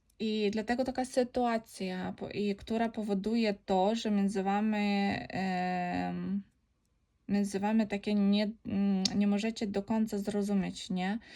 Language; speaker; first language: Polish; non-native, learner; Ukrainian